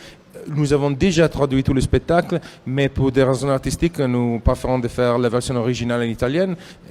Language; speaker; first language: French; non-native, fluent; Italian